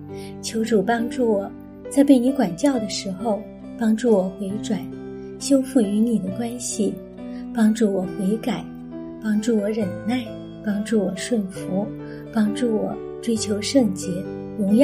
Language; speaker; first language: Chinese; native; Chinese